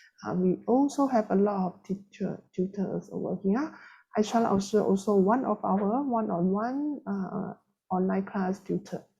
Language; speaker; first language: English; non-native, local second language; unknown